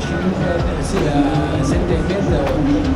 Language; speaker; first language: Italian; non-native, learner; Arabic